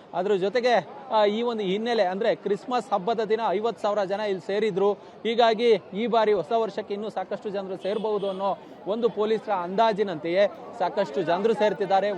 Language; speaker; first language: Kannada; native; Kannada